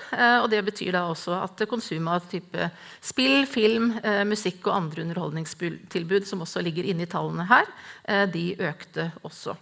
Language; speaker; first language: Norwegian; native; Norwegian